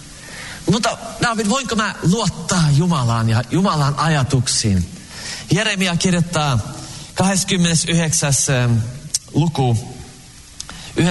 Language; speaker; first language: Finnish; early bilingual, heritage; Finnish